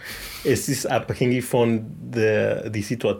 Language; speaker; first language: German; non-native, fluent; Spanish